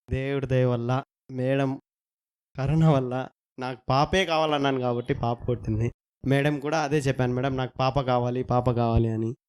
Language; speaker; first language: Telugu; non-native, local second language; Urdu